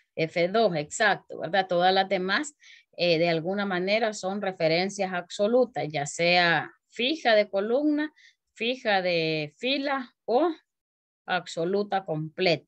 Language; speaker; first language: Spanish; native; Spanish